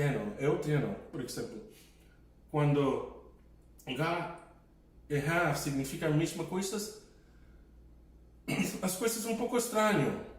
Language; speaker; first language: Portuguese; non-native, fluent; English